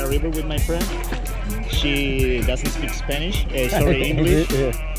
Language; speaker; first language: English; non-native, learner; Spanish